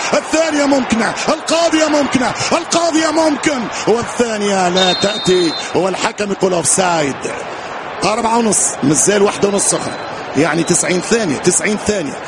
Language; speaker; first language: Arabic; native; Arabic